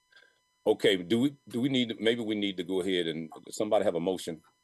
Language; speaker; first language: English; native; English